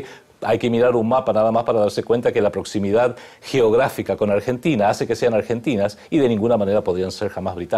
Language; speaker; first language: Spanish; native; Spanish